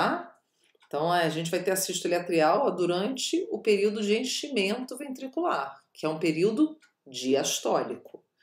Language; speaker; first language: Portuguese; native; Portuguese